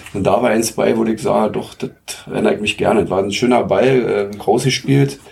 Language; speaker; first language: German; native; German